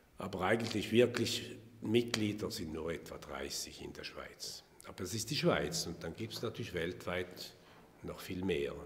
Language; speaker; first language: German; native; German